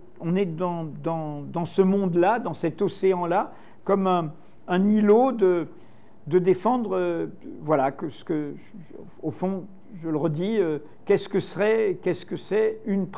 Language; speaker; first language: French; native; French